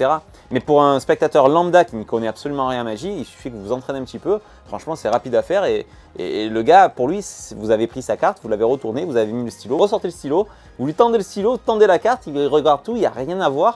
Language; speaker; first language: French; native; French